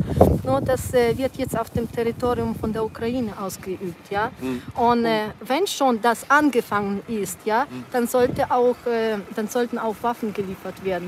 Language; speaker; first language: German; non-native, fluent; Ukrainian